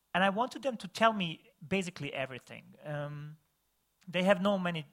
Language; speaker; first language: English; non-native, fluent; Bosnian